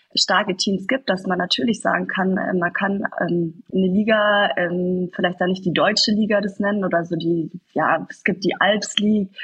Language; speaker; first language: German; native; German